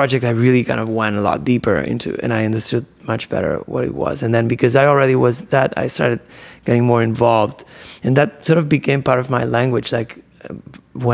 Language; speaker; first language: English; non-native, fluent; Spanish